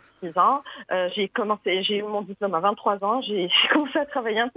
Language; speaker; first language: French; non-native, local second language; Arabic